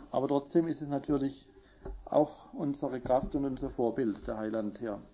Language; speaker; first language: German; native; German